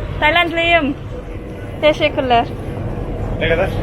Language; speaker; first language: Turkish; non-native, learner; Thai